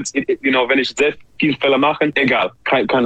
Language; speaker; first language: German; non-native, learner; English